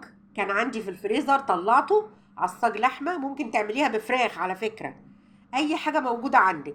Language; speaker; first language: Arabic; native; Arabic